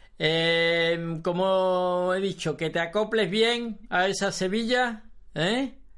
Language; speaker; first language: Spanish; native; Spanish